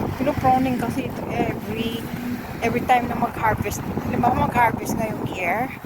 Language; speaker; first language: Filipino; non-native, local second language; Cebuano